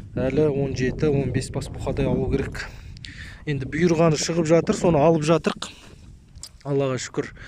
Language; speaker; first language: Kazakh; native; Kazakh